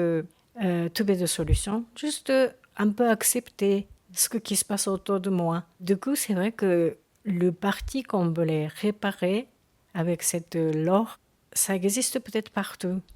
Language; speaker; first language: French; non-native, learner; Japanese